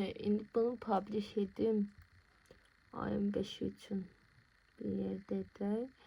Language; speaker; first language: Azerbaijani; non-native, local second language; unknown